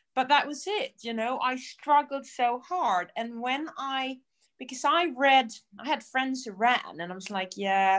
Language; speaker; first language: English; non-native, fluent; Swedish